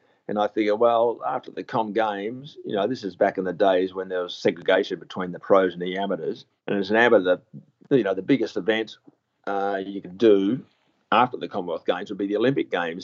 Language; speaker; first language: English; native; English